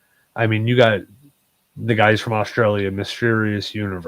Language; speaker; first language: English; native; English